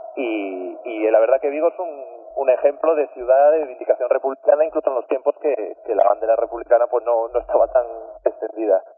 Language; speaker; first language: Spanish; native; Spanish